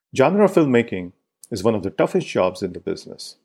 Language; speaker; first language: English; non-native, local second language; Marathi